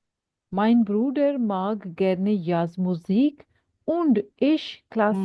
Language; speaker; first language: German; non-native, fluent; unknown